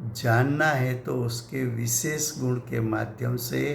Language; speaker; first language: Hindi; non-native, local second language; Gujarati